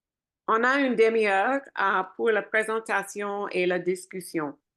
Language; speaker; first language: French; non-native, fluent; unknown